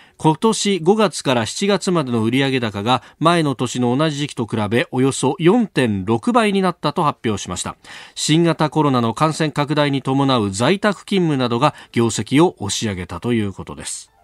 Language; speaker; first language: Japanese; native; Japanese